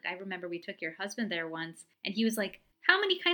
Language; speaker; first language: English; native; English